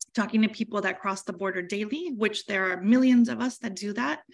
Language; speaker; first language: English; early bilingual, other home language; Spanish